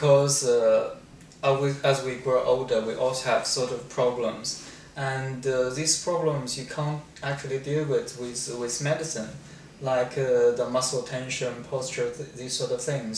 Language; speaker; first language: English; non-native, fluent; Chinese